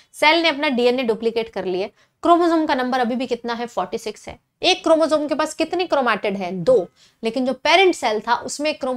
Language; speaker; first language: Hindi; native; Hindi